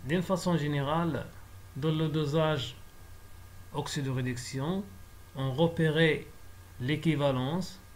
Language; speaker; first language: French; non-native, local second language; Arabic